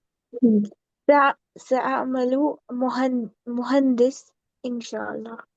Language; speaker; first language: Arabic; non-native, learner; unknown